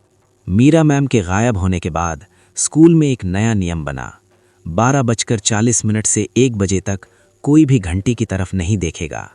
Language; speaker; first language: Hindi; native; Hindi